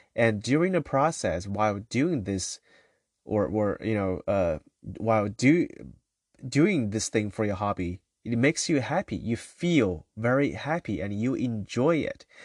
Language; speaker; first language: English; non-native, fluent; Chinese